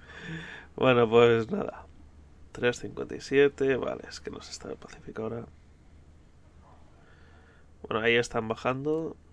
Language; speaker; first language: Spanish; native; Spanish